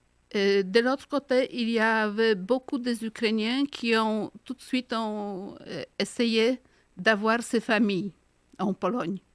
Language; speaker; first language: French; non-native, fluent; Polish